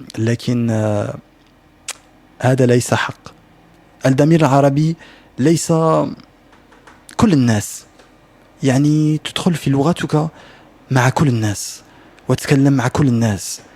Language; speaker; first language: Arabic; non-native, learner; French